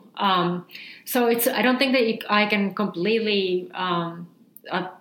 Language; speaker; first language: English; non-native, fluent; Finnish